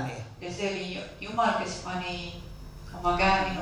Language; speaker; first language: Finnish; non-native, learner; Estonian